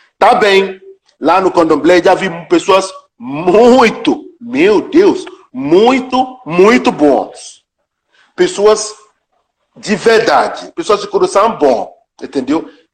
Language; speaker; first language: Portuguese; non-native, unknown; Yoruba